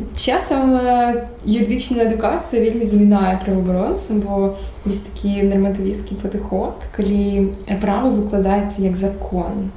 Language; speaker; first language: Belarusian; non-native, local second language; Russian